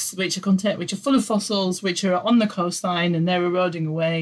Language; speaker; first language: English; native; English